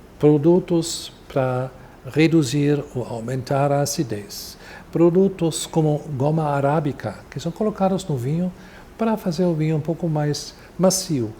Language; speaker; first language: Portuguese; non-native, fluent; German